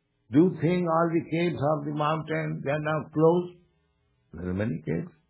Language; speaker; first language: English; non-native, local second language; Bangla